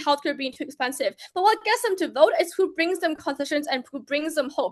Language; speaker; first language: English; non-native, fluent; Chinese